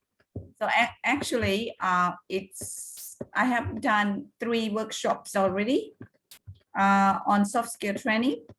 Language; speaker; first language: English; non-native, fluent; Lao